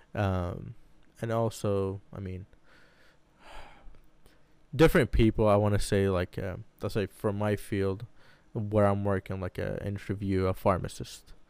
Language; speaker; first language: English; early bilingual, other home language; Arabic